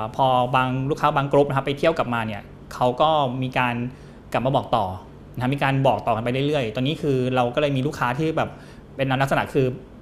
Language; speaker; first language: Thai; native; Thai